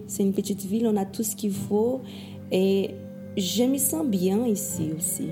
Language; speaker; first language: French; non-native, fluent; Portuguese